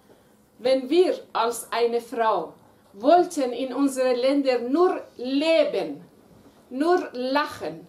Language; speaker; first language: German; non-native, fluent; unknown